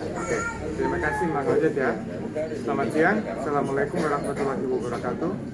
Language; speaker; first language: Indonesian; non-native, fluent; Serbian